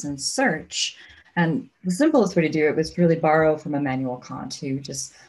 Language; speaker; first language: English; native; English